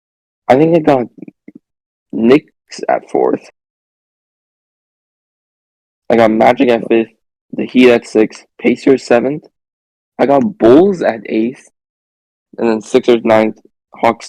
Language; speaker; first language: English; native; English